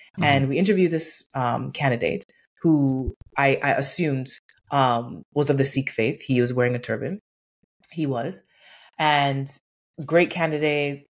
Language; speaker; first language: English; native; English